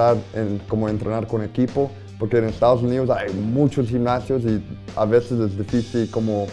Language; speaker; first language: Spanish; early bilingual, heritage; Spanish